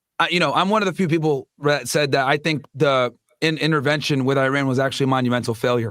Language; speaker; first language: English; native; English